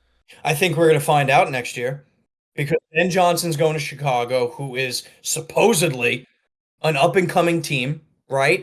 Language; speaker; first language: English; native; English